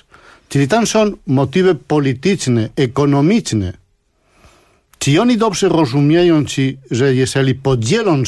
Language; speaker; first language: Polish; non-native, fluent; Spanish